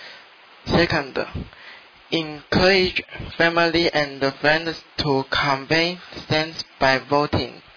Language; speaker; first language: English; non-native, learner; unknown